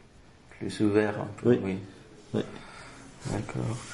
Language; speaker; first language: French; non-native, fluent; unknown